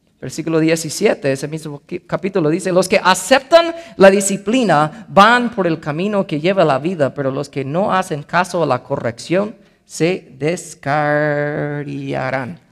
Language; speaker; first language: Spanish; non-native, fluent; English